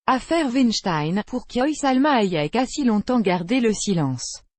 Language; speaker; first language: French; native; French